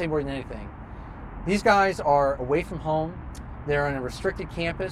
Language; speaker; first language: English; native; English